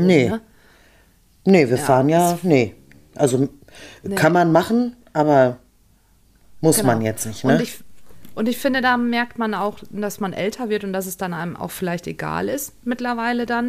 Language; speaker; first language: German; native; German